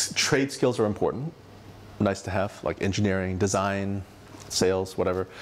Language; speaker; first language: English; native; English